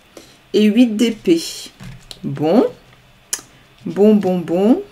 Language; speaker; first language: French; native; French